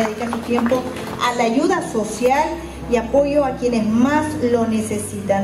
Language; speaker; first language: Spanish; native; Spanish